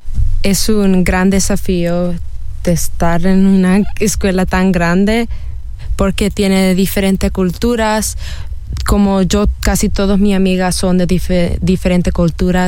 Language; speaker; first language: Spanish; early bilingual, heritage; Spanish